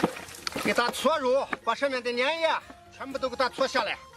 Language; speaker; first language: Chinese; native; Chinese